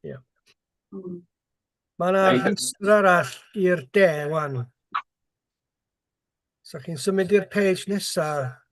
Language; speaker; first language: Welsh; native; Welsh